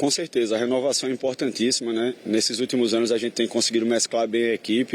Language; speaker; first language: Portuguese; native; Portuguese